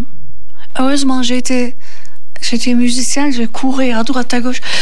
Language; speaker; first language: French; non-native, learner; Turkish